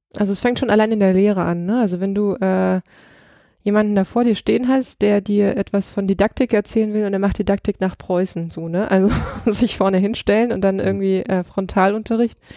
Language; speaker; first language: German; early bilingual, other home language; Russian